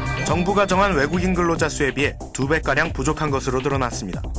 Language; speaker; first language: Korean; native; Korean